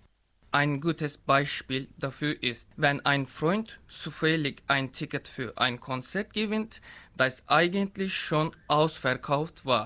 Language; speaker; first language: German; non-native, learner; Turkish